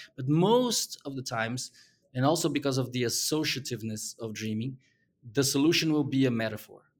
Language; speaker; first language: English; non-native, fluent; Portuguese